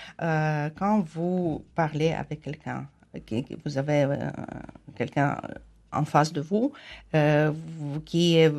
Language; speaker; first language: French; non-native, fluent; Ukrainian